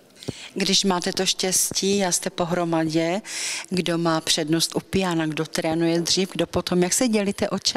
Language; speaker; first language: Czech; native; Czech